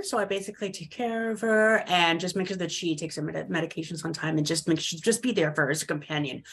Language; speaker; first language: English; native; English